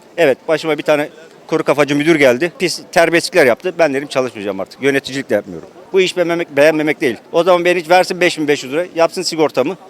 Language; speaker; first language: Turkish; native; Turkish